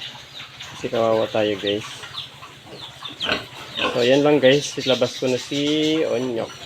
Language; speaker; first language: Filipino; native; Filipino